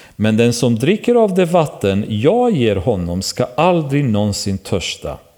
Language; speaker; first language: Swedish; non-native, fluent; Romanian